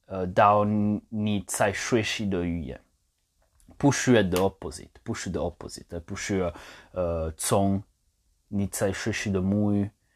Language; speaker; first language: Chinese; non-native, learner; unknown